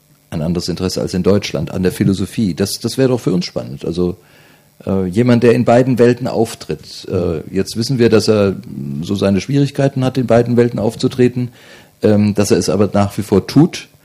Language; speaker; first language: German; native; German